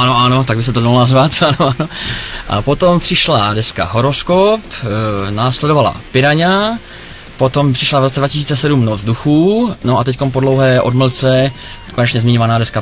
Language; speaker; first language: Czech; native; Czech